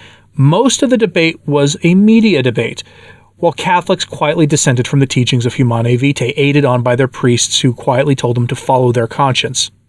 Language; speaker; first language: English; native; English